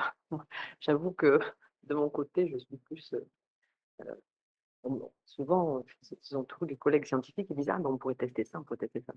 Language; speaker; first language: French; native; French